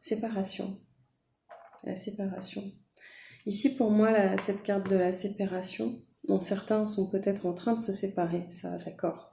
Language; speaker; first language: French; native; French